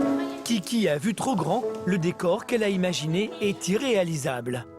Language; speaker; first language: French; native; French